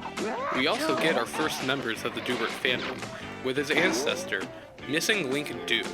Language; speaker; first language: English; native; English